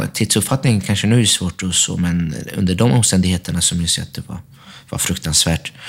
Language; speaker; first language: Swedish; early bilingual, other home language; Arabic